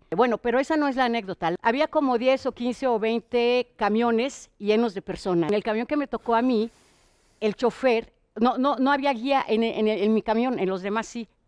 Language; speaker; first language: Spanish; non-native, fluent; Hebrew